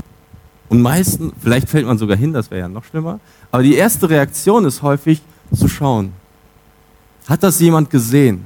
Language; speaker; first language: German; native; German